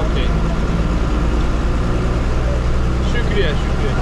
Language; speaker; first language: English; non-native, learner; Turkish